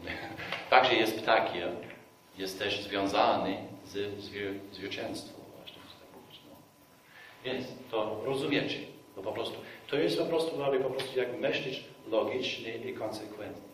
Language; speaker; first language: Polish; non-native, fluent; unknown